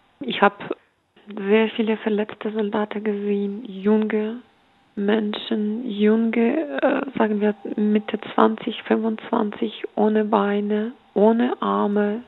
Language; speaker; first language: German; non-native, fluent; Ukrainian